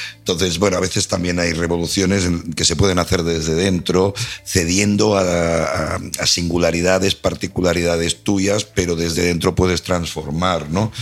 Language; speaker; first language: Spanish; non-native, local second language; Catalan